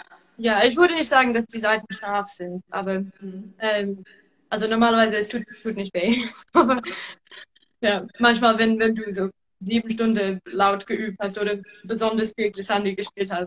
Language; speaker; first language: German; non-native, fluent; English